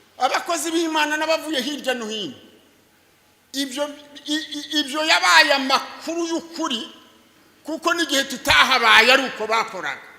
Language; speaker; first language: Kinyarwanda; native; Kinyarwanda